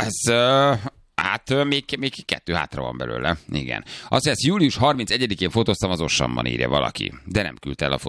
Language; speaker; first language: Hungarian; native; Hungarian